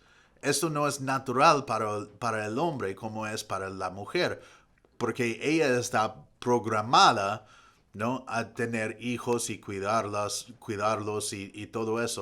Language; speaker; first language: Spanish; non-native, fluent; English